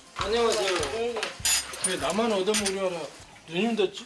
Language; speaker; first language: Korean; native; Korean